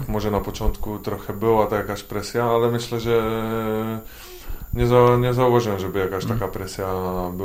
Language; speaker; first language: Polish; non-native, fluent; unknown